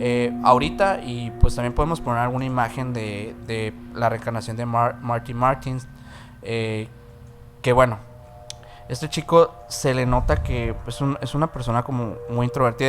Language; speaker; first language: Spanish; native; Spanish